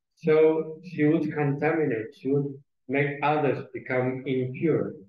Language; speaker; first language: English; non-native, fluent; Portuguese